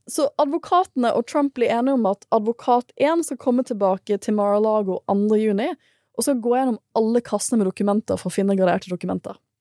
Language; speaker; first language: Norwegian; native; Norwegian